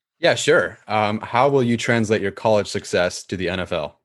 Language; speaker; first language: English; native; English